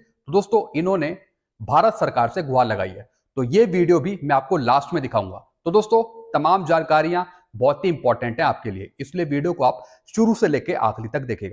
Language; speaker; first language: Hindi; native; Hindi